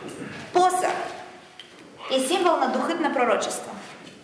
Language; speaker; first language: Bulgarian; non-native, fluent; Russian